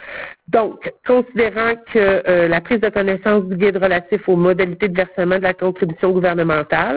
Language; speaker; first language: French; native; French